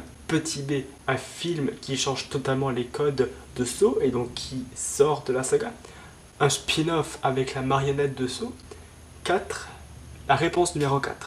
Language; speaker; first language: French; native; French